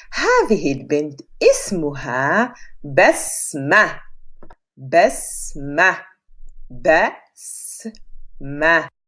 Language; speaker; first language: Arabic; non-native, fluent; French